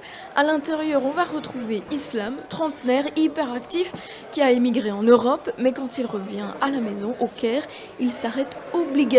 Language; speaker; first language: French; native; French